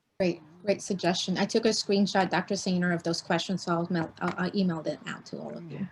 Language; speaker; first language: English; early bilingual, other home language; Spanish